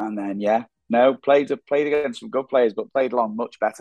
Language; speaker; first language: English; native; English